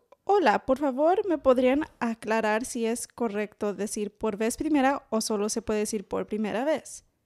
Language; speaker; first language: Spanish; early bilingual, heritage; Spanish